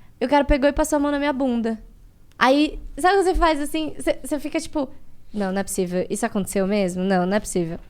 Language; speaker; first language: Portuguese; native; Portuguese